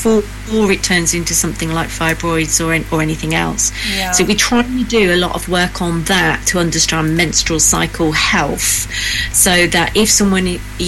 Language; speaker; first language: English; native; English